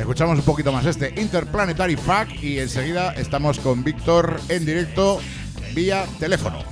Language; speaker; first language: Spanish; native; Spanish